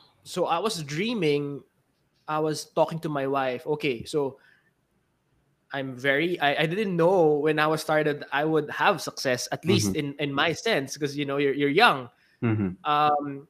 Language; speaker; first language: English; non-native, local second language; Filipino